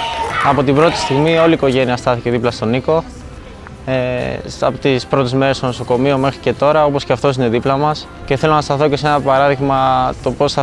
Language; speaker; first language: Greek; native; Greek